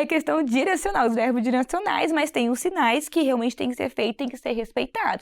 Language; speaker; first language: Portuguese; native; Portuguese